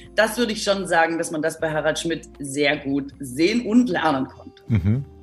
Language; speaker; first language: German; native; German